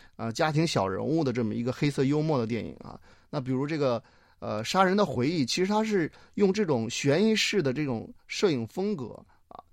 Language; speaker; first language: Chinese; native; Chinese